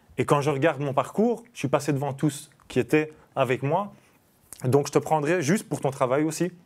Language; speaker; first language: French; native; French